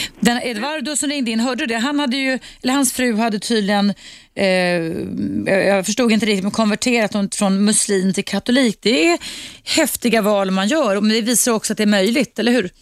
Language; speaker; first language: Swedish; native; Swedish